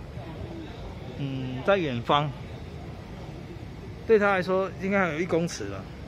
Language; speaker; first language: Chinese; native; Chinese